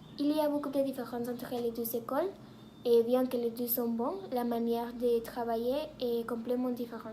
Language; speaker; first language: French; non-native, learner; Spanish